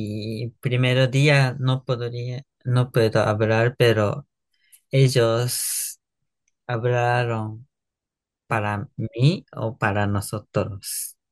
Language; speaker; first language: Spanish; non-native, learner; Japanese